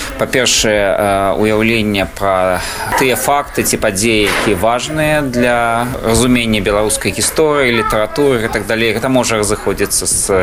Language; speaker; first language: Belarusian; native; Belarusian